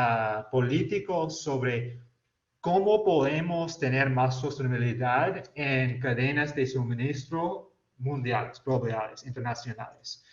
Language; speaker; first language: Spanish; non-native, fluent; English